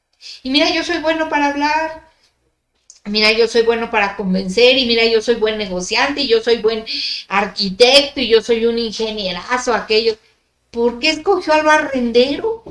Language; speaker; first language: Spanish; native; Spanish